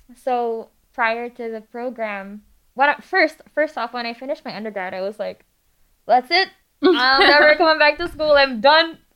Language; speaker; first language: English; non-native, local second language; Filipino